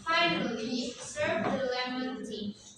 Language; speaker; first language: English; non-native, learner; Indonesian